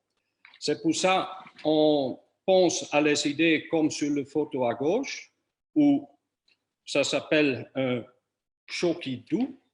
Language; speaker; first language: French; non-native, fluent; Dutch